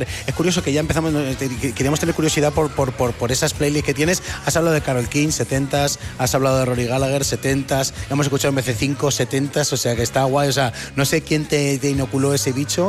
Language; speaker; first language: Spanish; native; Spanish